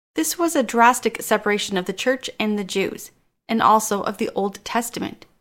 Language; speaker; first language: English; native; English